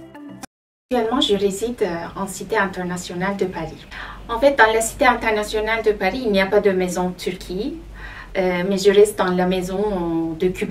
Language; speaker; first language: French; non-native, fluent; Turkish